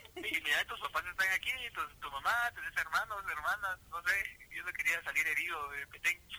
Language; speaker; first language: Spanish; native; Spanish